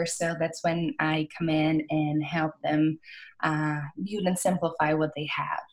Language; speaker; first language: English; non-native, fluent; Portuguese